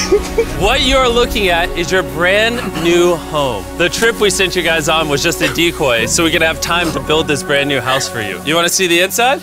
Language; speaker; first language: English; native; English